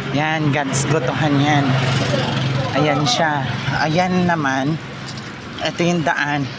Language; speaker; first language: Filipino; non-native, local second language; Cebuano